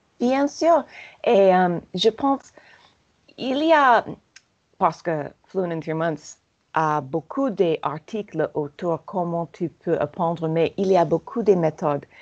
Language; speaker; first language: French; non-native, learner; English